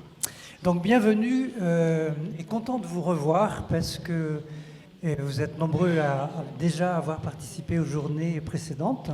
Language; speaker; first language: French; native; French